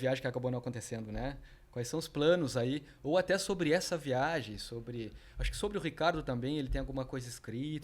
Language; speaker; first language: Portuguese; native; Portuguese